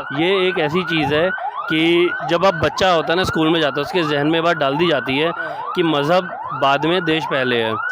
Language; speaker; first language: Hindi; native; Hindi